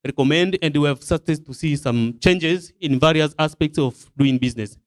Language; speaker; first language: English; non-native, local second language; Swahili